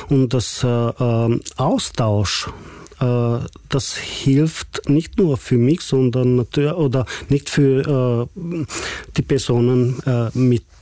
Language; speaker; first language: German; non-native, fluent; Hungarian